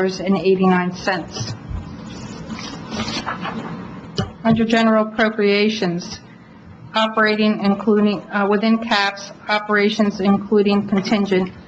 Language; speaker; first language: English; native; English